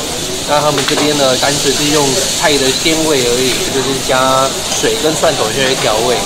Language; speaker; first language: Chinese; native; Chinese